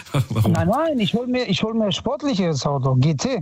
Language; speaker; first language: German; early bilingual, other home language; Italian